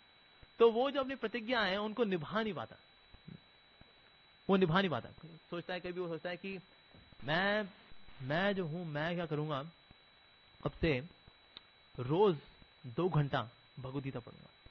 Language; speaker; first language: Hindi; native; Hindi